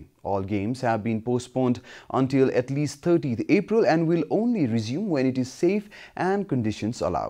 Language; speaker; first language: English; non-native, fluent; Nepali